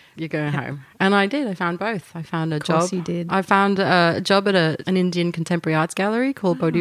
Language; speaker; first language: English; native; English